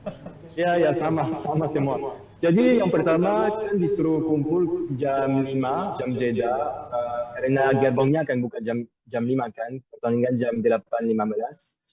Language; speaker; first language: Indonesian; non-native, fluent; French